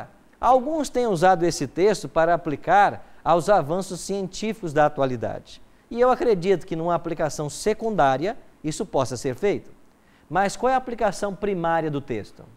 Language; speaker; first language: Portuguese; native; Portuguese